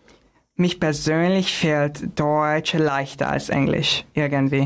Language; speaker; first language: German; non-native, fluent; Hungarian